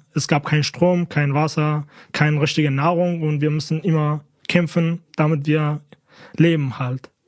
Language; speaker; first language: German; non-native, fluent; Kurdish